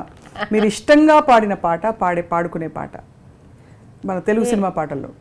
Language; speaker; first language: Telugu; native; Telugu